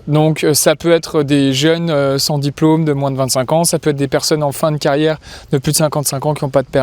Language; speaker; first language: French; native; French